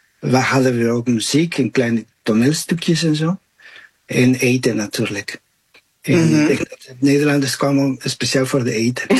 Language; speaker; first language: Dutch; non-native, fluent; Spanish